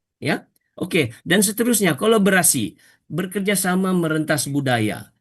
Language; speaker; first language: Malay; native; Malay